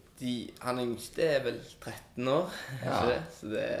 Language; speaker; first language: Norwegian; native; Norwegian